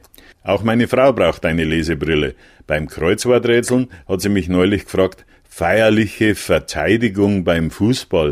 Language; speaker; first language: German; native; German